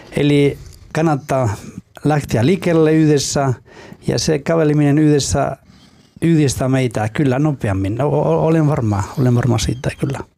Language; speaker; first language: Finnish; non-native, fluent; Spanish